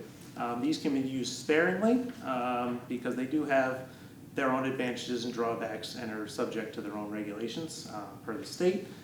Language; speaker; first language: English; native; English